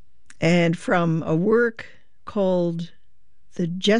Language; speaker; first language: English; native; English